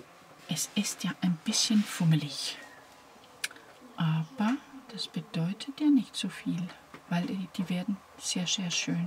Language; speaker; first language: German; non-native, fluent; Danish